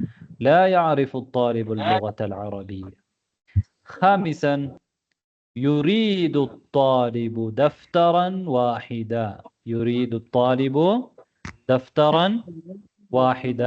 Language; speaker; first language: Arabic; non-native, fluent; Tamil